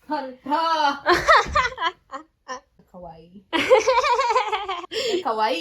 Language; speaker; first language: Japanese; non-native, learner; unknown